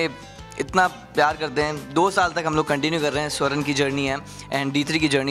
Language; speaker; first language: Hindi; native; Hindi